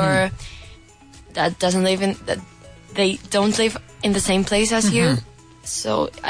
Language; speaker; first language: English; non-native, learner; Spanish